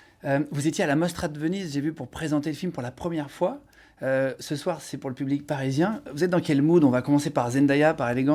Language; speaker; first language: French; native; French